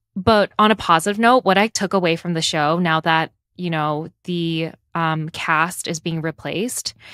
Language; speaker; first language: English; native; English